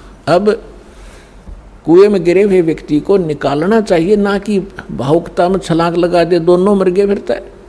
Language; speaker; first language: Hindi; native; Hindi